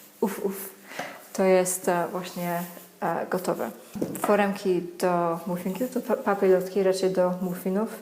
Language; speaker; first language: Polish; non-native, learner; English